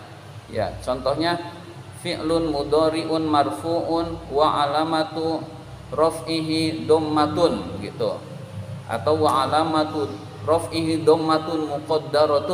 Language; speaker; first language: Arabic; non-native, fluent; Indonesian